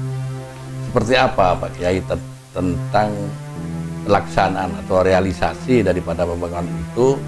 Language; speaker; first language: Indonesian; non-native, local second language; Madurese